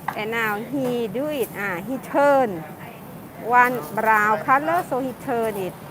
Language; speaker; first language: English; non-native, learner; Thai